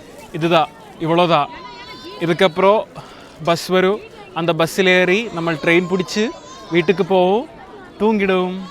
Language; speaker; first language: Tamil; non-native, learner; Malayalam